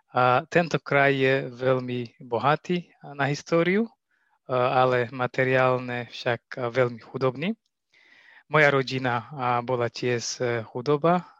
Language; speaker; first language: Slovak; non-native, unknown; Tigrinya